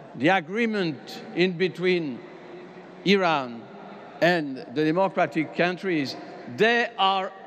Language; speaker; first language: English; non-native, fluent; French